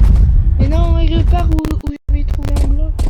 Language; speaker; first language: French; native; French